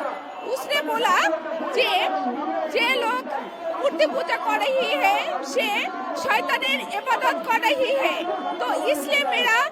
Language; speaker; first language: Hindi; non-native, local second language; Bangla